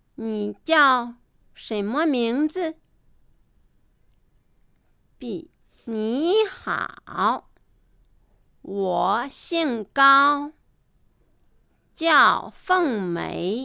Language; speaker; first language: Chinese; non-native, fluent; Japanese